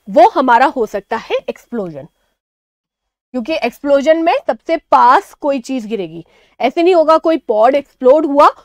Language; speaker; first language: Hindi; native; Hindi